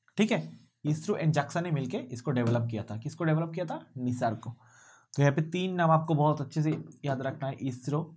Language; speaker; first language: Hindi; non-native, local second language; Bangla